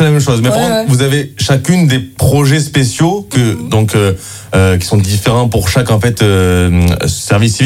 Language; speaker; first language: French; native; French